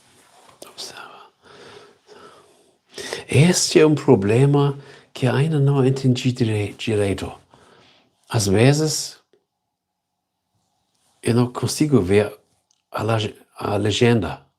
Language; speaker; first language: Portuguese; non-native, learner; German